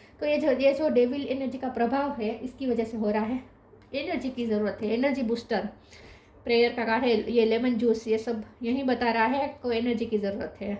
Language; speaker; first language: Hindi; non-native, local second language; Gujarati